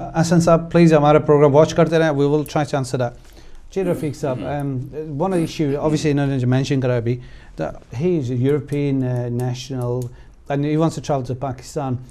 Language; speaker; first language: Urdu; early bilingual, heritage; Urdu